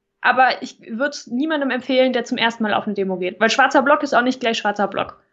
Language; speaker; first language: German; native; German